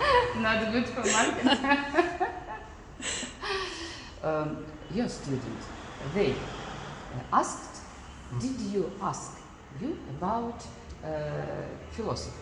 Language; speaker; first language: English; non-native, learner; Russian